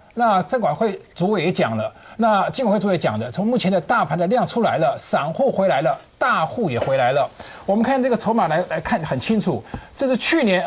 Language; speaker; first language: Chinese; native; Chinese